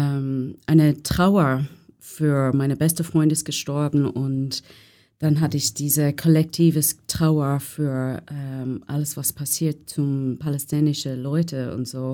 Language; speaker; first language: German; non-native, learner; English